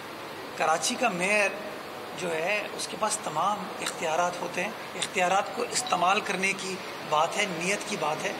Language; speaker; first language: Urdu; native; Urdu